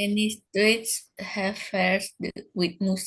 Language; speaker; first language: English; non-native, learner; Indonesian